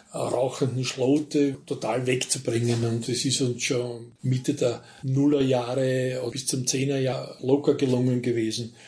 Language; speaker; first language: German; native; German